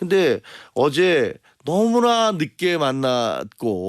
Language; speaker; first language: Korean; native; Korean